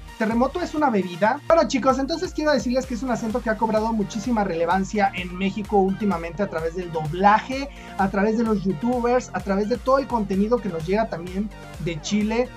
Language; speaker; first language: Spanish; native; Spanish